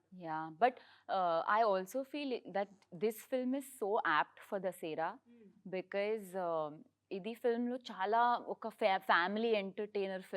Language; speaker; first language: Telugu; non-native, learner; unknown